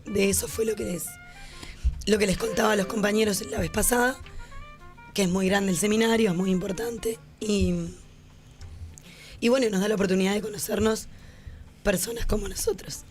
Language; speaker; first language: Spanish; native; Spanish